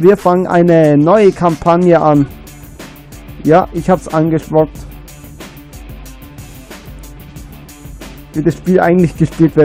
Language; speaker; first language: German; native; German